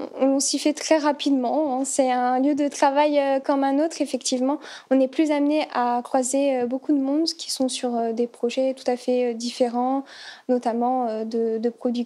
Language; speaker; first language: French; native; French